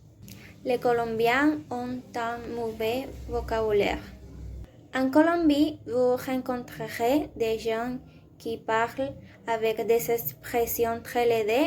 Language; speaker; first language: French; non-native, learner; Spanish